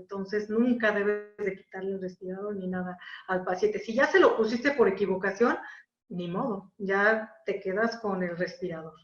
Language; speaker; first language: Spanish; native; Spanish